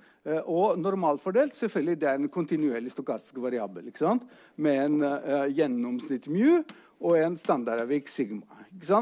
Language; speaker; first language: Norwegian; non-native, fluent; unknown